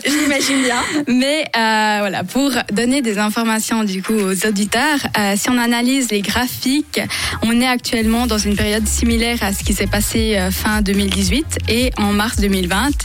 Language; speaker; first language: French; native; French